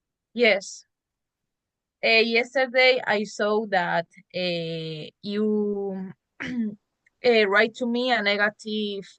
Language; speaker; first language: English; non-native, learner; Spanish